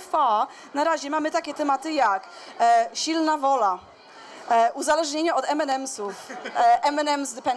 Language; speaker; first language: Polish; native; Polish